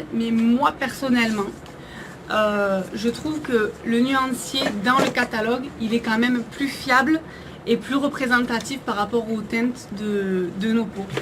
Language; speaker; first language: French; native; French